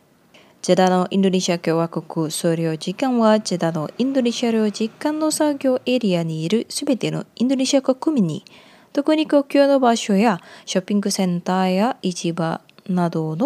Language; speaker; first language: Japanese; non-native, fluent; Indonesian